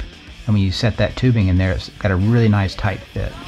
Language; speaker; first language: English; native; English